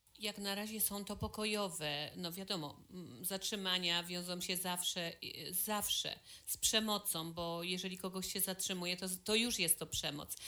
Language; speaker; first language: Polish; native; Polish